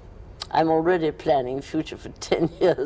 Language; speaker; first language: English; native; English